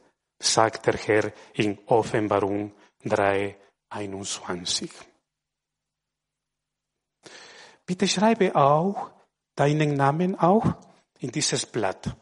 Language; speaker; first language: German; non-native, fluent; Spanish